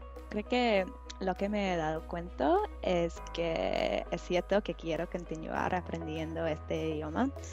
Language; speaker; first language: Spanish; non-native, fluent; English